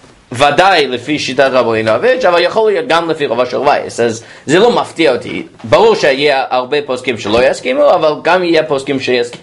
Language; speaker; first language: Hebrew; non-native, fluent; English